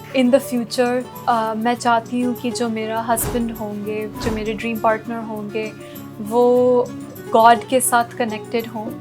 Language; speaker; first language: Hindi; non-native, local second language; Punjabi